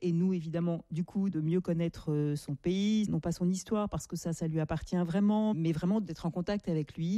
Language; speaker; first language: French; native; French